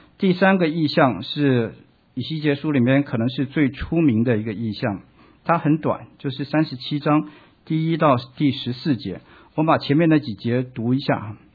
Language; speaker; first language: Chinese; native; Chinese